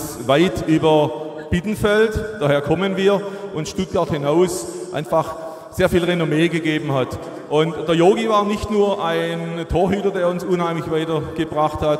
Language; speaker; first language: German; native; German